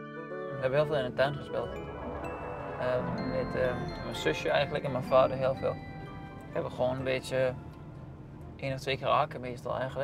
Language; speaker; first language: Dutch; non-native, fluent; Danish